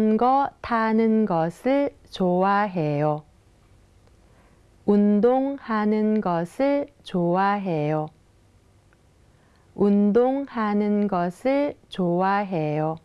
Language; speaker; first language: Korean; non-native, fluent; Thai